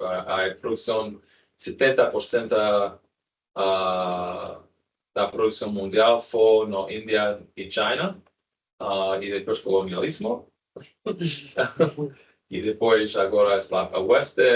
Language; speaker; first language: Portuguese; non-native, learner; Spanish